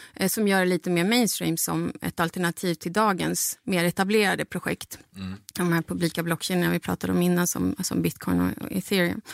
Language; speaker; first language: Swedish; non-native, fluent; Spanish